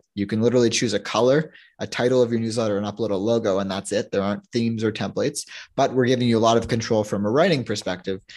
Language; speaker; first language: English; native; English